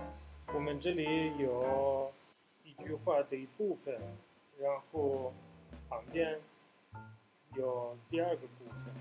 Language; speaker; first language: Chinese; non-native, fluent; Italian